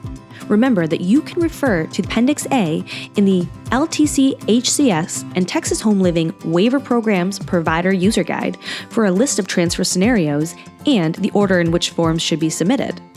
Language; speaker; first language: English; native; English